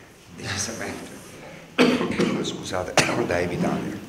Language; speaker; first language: Italian; native; Italian